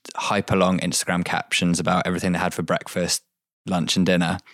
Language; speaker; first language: English; native; English